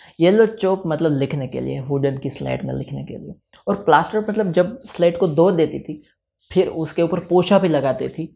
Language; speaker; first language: Hindi; non-native, local second language; Gujarati